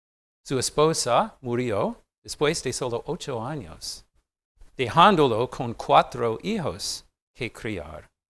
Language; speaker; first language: Spanish; non-native, fluent; English